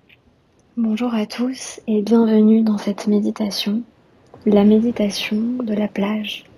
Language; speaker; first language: French; native; French